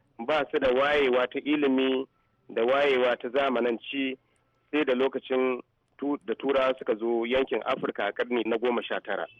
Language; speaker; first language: Hausa; native; Hausa